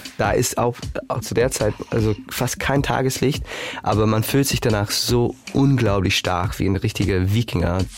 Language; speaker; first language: German; non-native, fluent; English